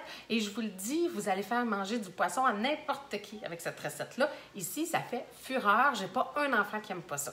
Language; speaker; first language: French; native; French